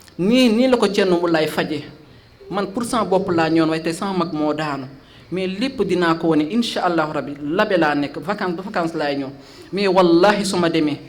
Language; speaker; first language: Wolof; non-native, fluent; Fula